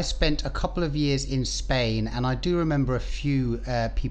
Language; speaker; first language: English; native; English